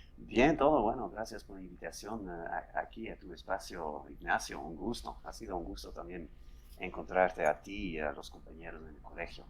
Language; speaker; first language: Spanish; non-native, fluent; Dutch